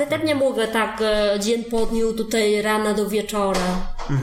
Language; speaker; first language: Polish; non-native, fluent; Vietnamese